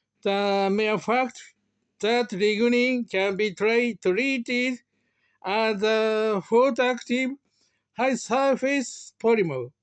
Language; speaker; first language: English; non-native, learner; Japanese